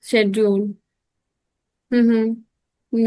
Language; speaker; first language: English; non-native, learner; Hindi